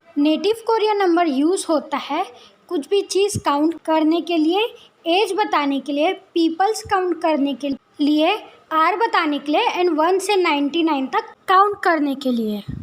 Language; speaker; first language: Hindi; native; Hindi